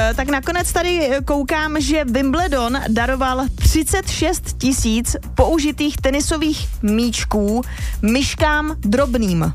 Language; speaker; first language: Czech; native; Czech